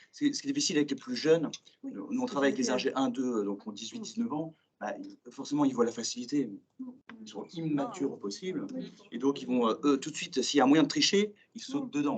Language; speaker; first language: French; native; French